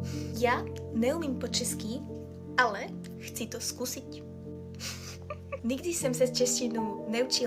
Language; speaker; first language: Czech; non-native, learner; Hungarian